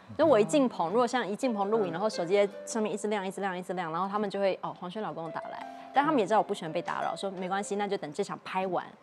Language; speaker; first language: Chinese; native; Chinese